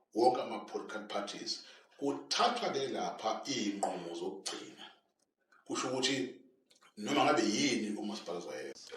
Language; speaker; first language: Zulu; native; Zulu